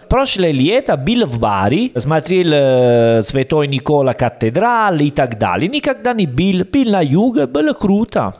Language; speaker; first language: Russian; non-native, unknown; Italian